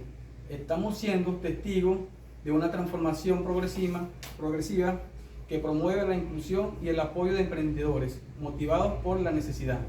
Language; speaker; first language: Spanish; native; Spanish